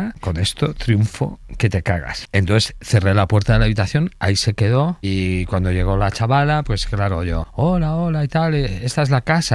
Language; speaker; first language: Spanish; native; Spanish